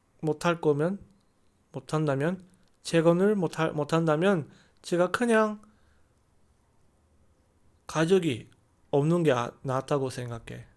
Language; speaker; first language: Korean; non-native, learner; Chinese